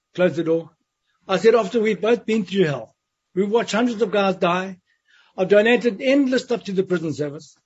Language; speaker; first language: English; native; English